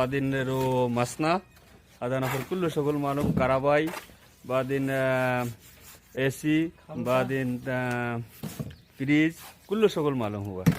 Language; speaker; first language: Arabic; non-native, learner; Bangla